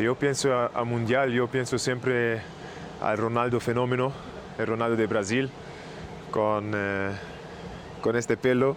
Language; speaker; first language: Spanish; non-native, learner; German